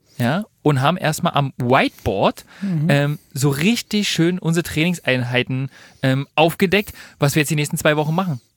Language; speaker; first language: German; native; German